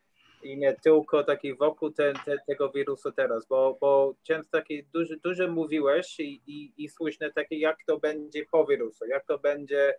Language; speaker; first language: Polish; non-native, learner; English